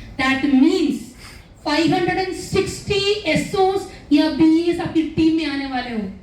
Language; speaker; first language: Hindi; non-native, local second language; Malayalam